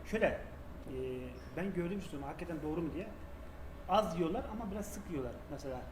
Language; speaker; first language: Turkish; native; Turkish